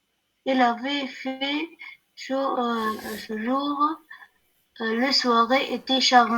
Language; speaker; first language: French; non-native, learner; Arabic